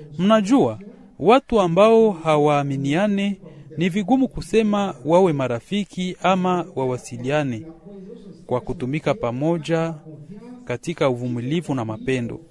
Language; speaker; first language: Swahili; non-native, local second language; Kinyarwanda